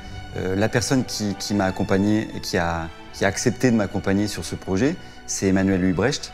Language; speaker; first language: French; native; French